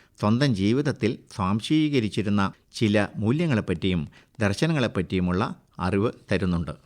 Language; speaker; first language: Malayalam; native; Malayalam